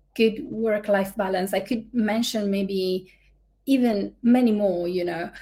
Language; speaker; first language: English; non-native, fluent; Italian